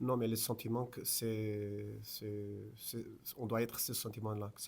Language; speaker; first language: French; non-native, fluent; Portuguese